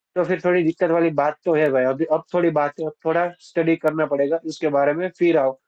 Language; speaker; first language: Hindi; non-native, local second language; Gujarati